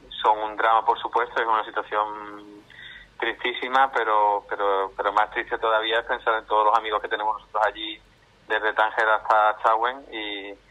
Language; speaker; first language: Spanish; native; Spanish